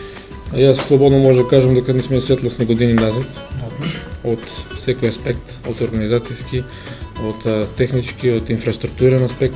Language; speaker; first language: Macedonian; native; Macedonian